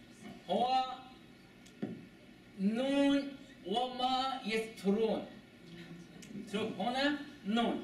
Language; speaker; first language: Arabic; non-native, learner; Chinese